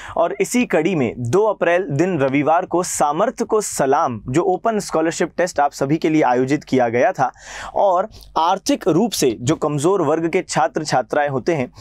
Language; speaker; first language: Hindi; native; Hindi